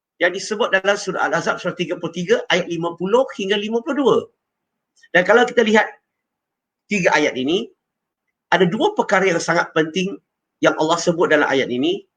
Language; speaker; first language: Malay; non-native, local second language; Chinese